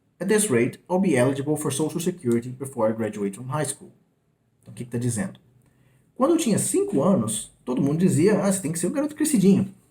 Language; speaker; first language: Portuguese; native; Portuguese